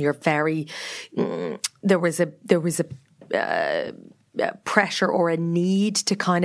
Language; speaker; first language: English; native; English